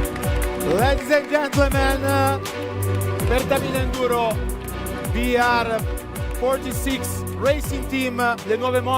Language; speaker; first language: English; non-native, fluent; Italian